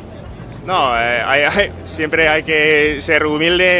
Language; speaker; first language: Spanish; non-native, fluent; English